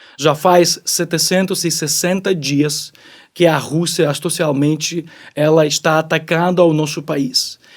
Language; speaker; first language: Portuguese; non-native, fluent; Ukrainian